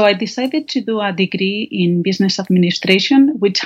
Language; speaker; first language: English; non-native, fluent; Spanish